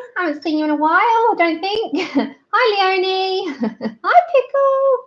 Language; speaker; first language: English; native; English